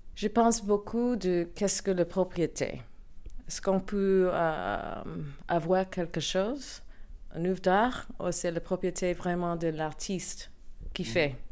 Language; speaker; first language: French; non-native, learner; English